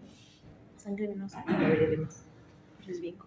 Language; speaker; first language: Spanish; native; Spanish